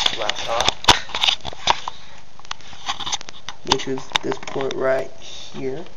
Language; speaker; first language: English; native; English